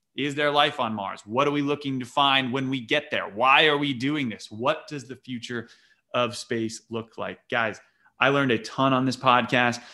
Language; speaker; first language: English; native; English